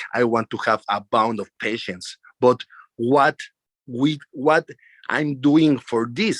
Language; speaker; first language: English; non-native, learner; Spanish